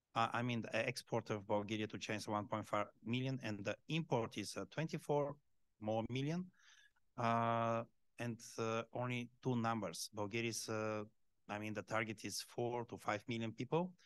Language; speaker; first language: English; non-native, fluent; Bulgarian